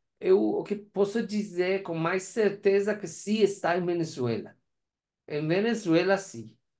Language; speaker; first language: Portuguese; non-native, learner; Persian